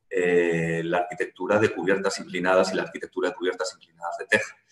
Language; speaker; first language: Spanish; native; Spanish